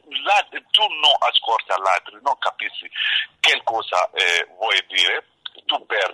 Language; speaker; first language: Italian; non-native, learner; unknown